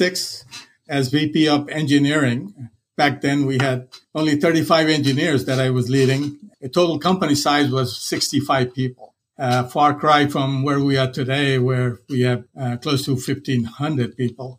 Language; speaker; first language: English; non-native, local second language; Hindi